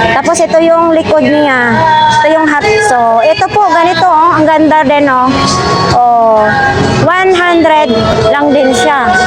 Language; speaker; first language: Filipino; non-native, local second language; Cebuano